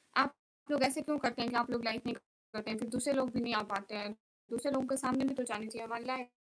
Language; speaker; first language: Urdu; non-native, local second language; Punjabi